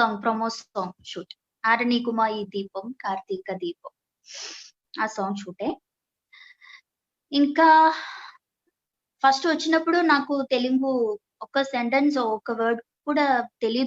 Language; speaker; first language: Telugu; non-native, learner; Malayalam